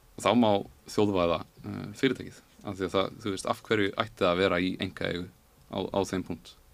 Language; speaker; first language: Icelandic; native; Icelandic